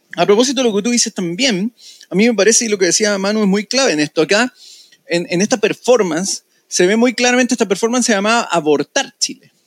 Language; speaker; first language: Spanish; native; Spanish